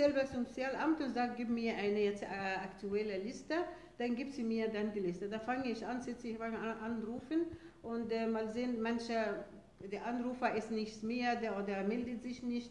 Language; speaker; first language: German; non-native, fluent; Arabic